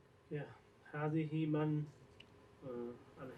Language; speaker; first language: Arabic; non-native, learner; English